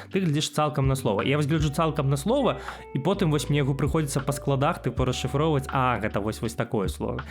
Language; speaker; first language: Belarusian; non-native, local second language; Russian